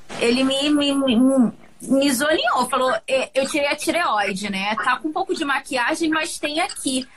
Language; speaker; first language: Portuguese; native; Portuguese